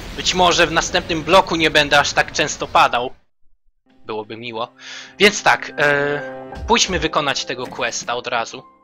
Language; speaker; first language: Polish; native; Polish